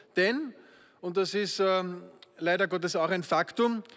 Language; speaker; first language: German; native; German